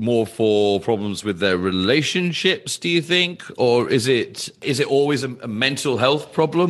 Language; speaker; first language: English; native; English